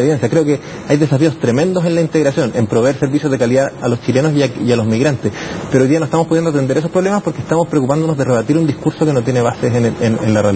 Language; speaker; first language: Spanish; native; Spanish